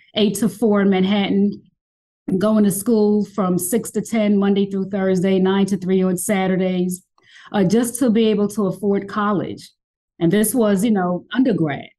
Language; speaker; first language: English; native; English